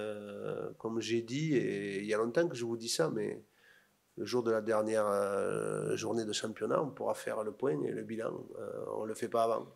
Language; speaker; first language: French; native; French